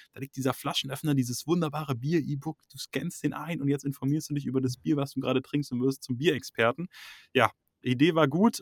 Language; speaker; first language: German; native; German